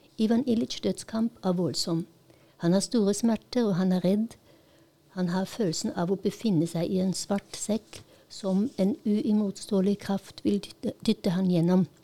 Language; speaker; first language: Norwegian; non-native, fluent; Polish